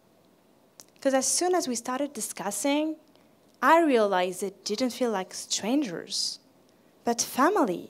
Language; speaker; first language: English; non-native, fluent; French